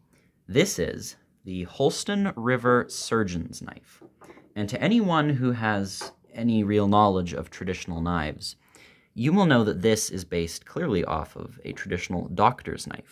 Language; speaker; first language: English; native; English